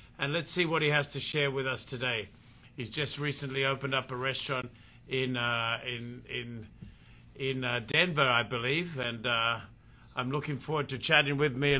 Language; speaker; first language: English; native; English